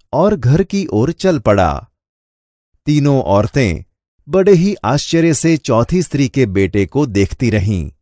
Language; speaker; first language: Hindi; non-native, local second language; Gujarati